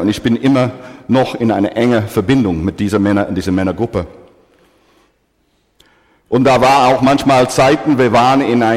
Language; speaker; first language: German; non-native, fluent; English